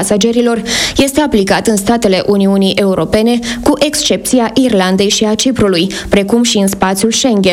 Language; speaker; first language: Romanian; native; Romanian